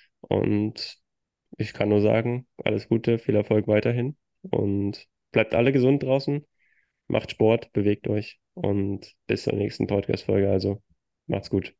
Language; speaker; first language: German; native; German